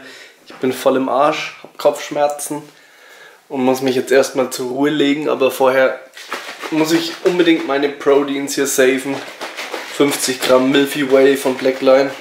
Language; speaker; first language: German; native; German